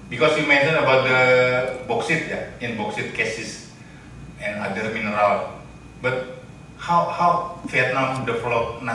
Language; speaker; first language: English; non-native, learner; Indonesian